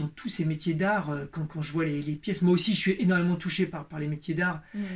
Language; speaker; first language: French; native; French